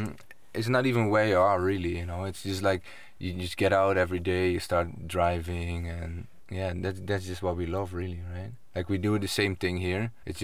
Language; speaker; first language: English; non-native, fluent; Dutch